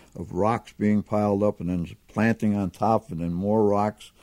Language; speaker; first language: English; native; English